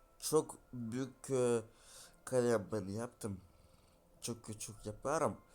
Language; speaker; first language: Turkish; non-native, learner; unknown